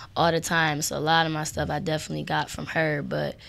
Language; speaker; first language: English; native; English